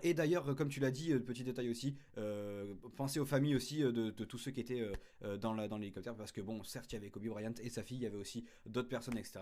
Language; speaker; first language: French; native; French